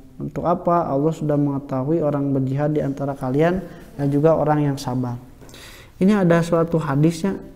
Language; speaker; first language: Indonesian; non-native, local second language; Sundanese